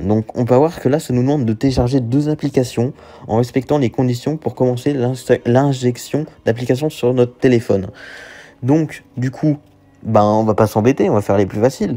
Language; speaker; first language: French; native; French